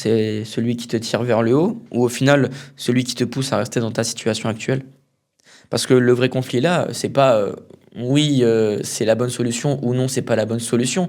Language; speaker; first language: French; native; French